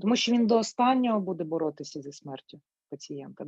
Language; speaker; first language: Ukrainian; non-native, local second language; Russian